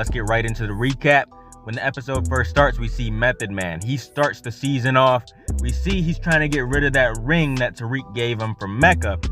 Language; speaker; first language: English; native; English